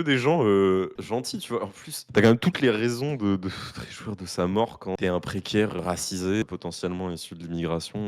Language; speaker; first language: French; native; French